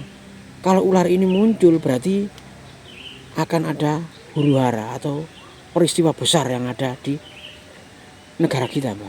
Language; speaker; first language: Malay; non-native, local second language; Javanese